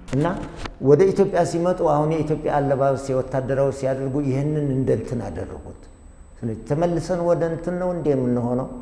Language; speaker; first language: Amharic; non-native, local second language; Tigrinya